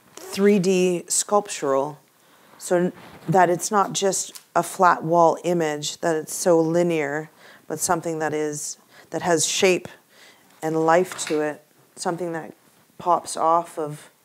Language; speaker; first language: English; native; English